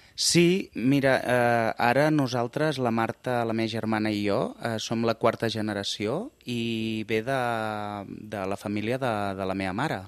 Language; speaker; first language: Catalan; native; Catalan